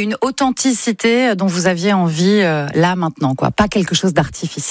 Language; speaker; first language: French; native; French